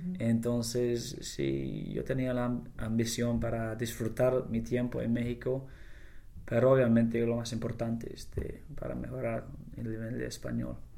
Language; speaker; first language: Spanish; non-native, fluent; English